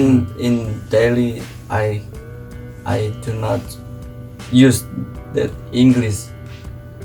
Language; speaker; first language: English; non-native, learner; Indonesian